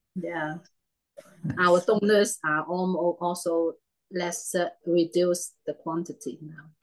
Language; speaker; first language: English; non-native, learner; Cantonese